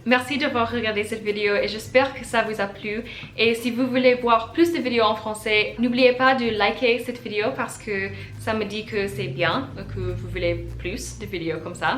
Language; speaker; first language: French; non-native, learner; English